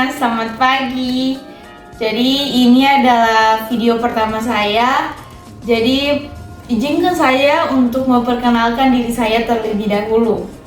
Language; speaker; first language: Indonesian; non-native, local second language; Tetum